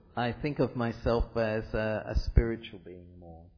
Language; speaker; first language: English; early bilingual, other home language; Italian